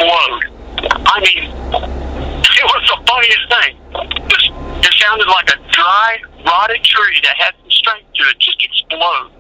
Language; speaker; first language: English; native; English